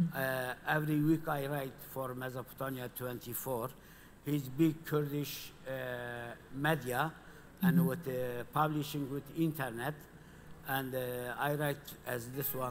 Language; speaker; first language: English; non-native, learner; Kurdish